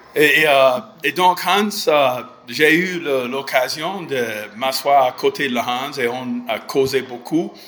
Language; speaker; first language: French; non-native, fluent; English